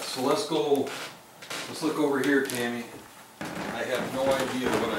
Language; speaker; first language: English; native; English